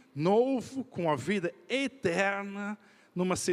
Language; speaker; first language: Portuguese; non-native, fluent; Dutch